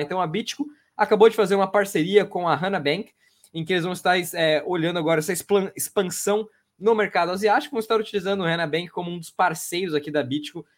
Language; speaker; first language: Portuguese; native; Portuguese